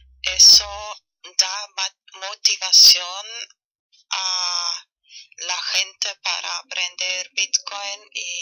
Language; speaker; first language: Spanish; non-native, fluent; German